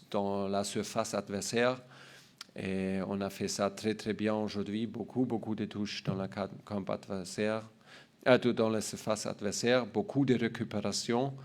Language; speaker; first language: French; non-native, learner; German